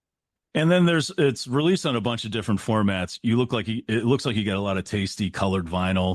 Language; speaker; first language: English; native; English